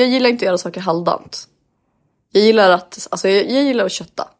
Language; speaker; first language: Swedish; native; Swedish